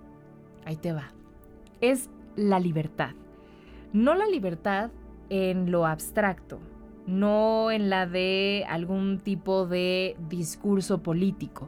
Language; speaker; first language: Spanish; native; Spanish